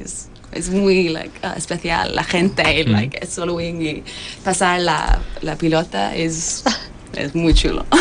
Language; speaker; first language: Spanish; non-native, learner; English